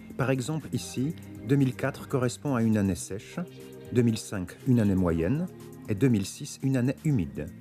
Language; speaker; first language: French; native; French